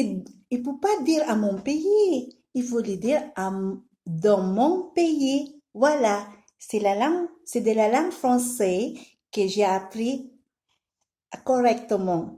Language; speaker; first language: French; non-native, learner; Filipino